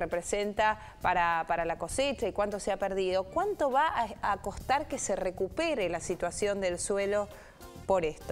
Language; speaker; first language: Spanish; native; Spanish